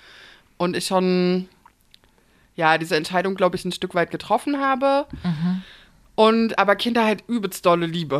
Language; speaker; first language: German; native; German